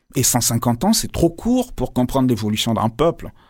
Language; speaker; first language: French; non-native, local second language; Lingala